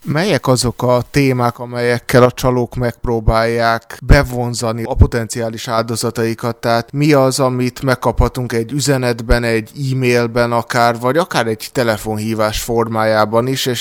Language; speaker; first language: Hungarian; native; Hungarian